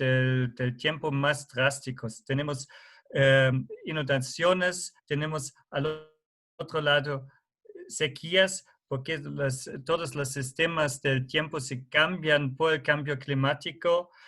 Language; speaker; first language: Spanish; non-native, fluent; German